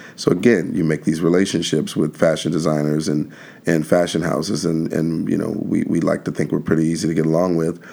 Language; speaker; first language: English; native; English